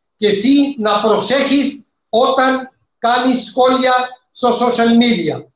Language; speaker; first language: Greek; non-native, fluent; Urdu